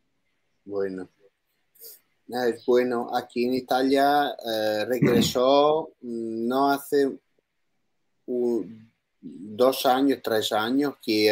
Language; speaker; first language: Spanish; non-native, learner; Italian